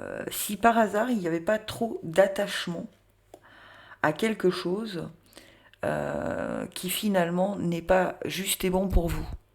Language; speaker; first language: French; native; French